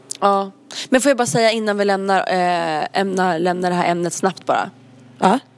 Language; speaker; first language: Swedish; native; Swedish